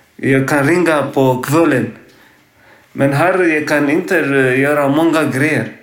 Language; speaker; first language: Swedish; non-native, learner; Tigrinya